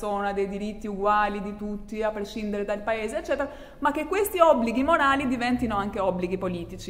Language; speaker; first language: Italian; non-native, fluent; Albanian